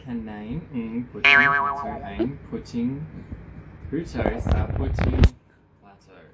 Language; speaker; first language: Filipino; non-native, learner; English